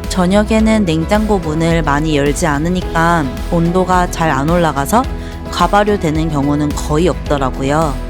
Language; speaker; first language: Korean; native; Korean